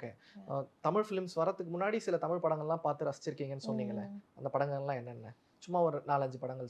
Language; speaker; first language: Tamil; native; Tamil